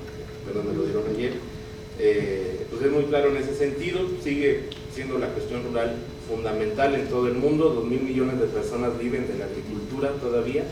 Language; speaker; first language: Spanish; native; Spanish